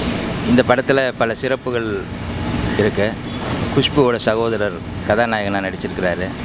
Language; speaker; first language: Tamil; native; Tamil